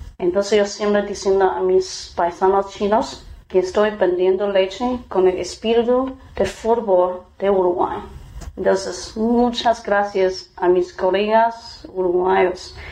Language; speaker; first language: Spanish; non-native, fluent; Chinese